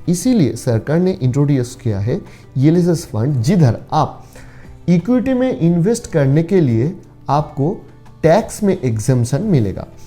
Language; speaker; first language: Hindi; non-native, local second language; Bangla